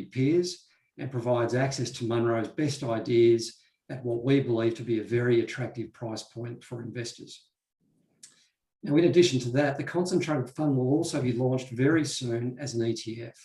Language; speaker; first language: English; native; English